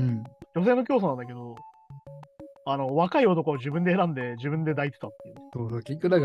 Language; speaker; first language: Japanese; native; Japanese